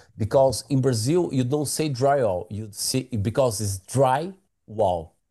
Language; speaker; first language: English; non-native, learner; Portuguese